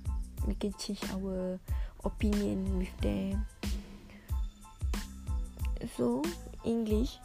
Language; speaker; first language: English; non-native, local second language; Malay